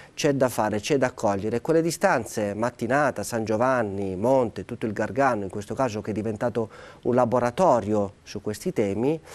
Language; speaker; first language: Italian; native; Italian